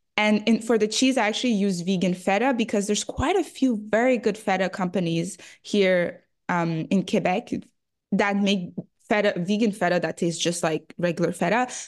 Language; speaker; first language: English; early bilingual, other home language; French